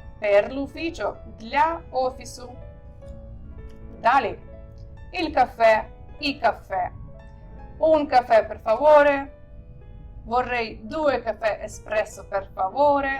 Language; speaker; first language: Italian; non-native, fluent; Ukrainian